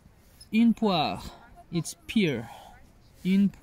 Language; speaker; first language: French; non-native, learner; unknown